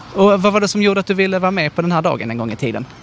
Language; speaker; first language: Swedish; native; Swedish